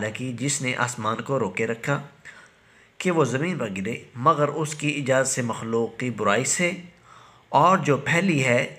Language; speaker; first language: Urdu; native; Urdu